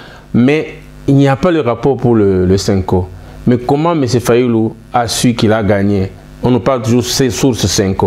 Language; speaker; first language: French; non-native, local second language; Lingala